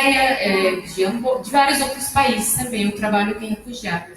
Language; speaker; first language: Portuguese; non-native, fluent; Arabic